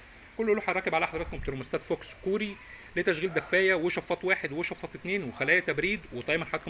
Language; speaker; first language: Arabic; native; Arabic